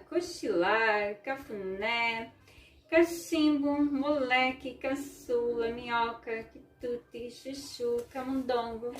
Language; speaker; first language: Portuguese; non-native, local second language; Ukrainian